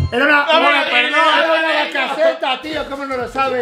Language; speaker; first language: Spanish; native; Spanish